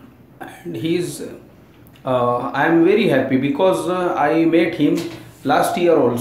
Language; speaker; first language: English; non-native, learner; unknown